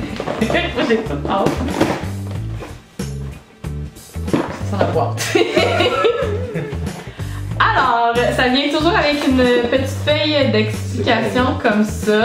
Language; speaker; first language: French; native; French